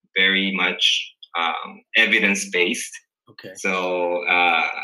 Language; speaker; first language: English; early bilingual, other home language; Korean